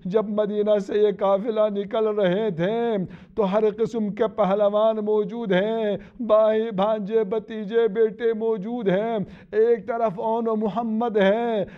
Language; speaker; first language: Urdu; non-native, local second language; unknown